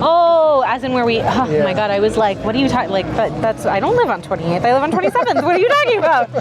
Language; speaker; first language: English; early bilingual, other home language; Urdu